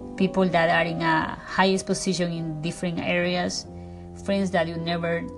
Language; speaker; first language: English; non-native, fluent; Spanish